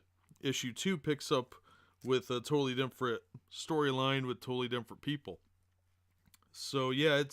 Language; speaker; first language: English; native; English